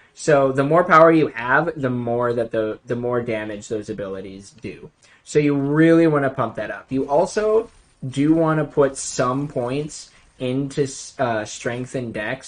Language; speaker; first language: English; native; English